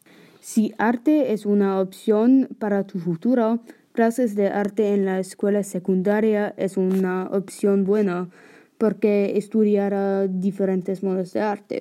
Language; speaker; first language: Spanish; non-native, learner; English